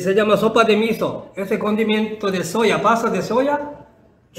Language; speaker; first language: Spanish; non-native, learner; Japanese